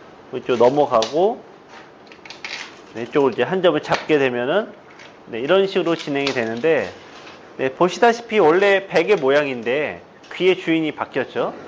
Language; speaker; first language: Korean; native; Korean